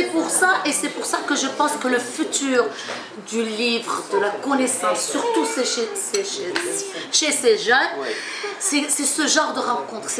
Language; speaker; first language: French; non-native, local second language; Arabic